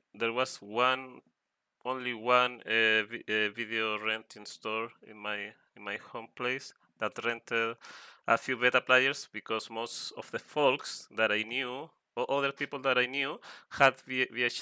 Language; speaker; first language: English; non-native, fluent; Spanish